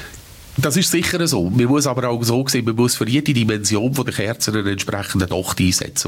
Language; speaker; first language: German; native; German